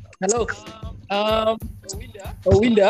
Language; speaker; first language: English; non-native, learner; Indonesian